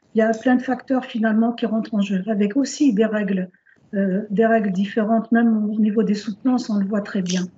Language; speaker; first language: French; native; French